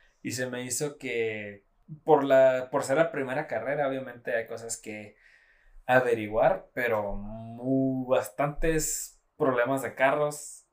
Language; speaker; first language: Spanish; native; Spanish